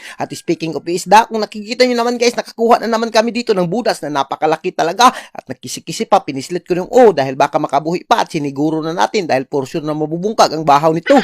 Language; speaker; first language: Filipino; non-native, local second language; Cebuano